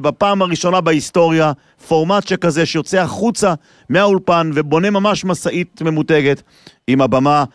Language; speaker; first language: Hebrew; native; Hebrew